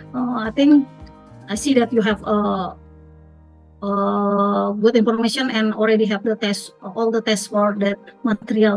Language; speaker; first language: English; non-native, fluent; Indonesian